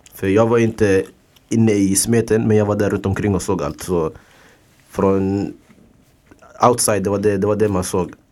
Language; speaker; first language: Swedish; early bilingual, other home language; Somali